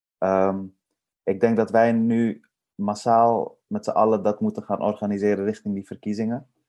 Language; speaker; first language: Dutch; early bilingual, other home language; Persian